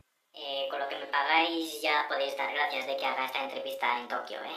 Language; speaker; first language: Spanish; native; Spanish